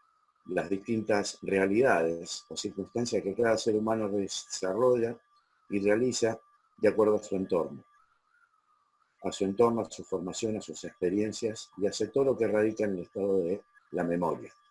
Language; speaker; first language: Spanish; native; Spanish